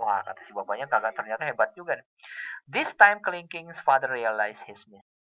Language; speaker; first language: English; non-native, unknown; Indonesian